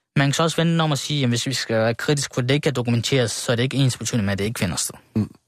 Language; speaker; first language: Danish; early bilingual, other home language; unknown